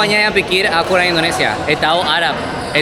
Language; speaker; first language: Indonesian; non-native, learner; Spanish